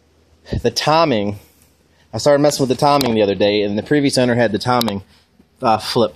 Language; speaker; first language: English; native; English